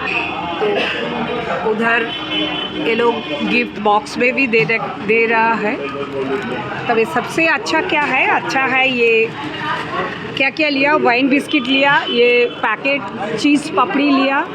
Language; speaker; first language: Hindi; non-native, local second language; Bangla